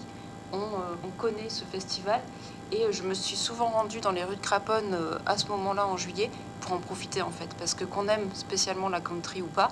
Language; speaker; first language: French; native; French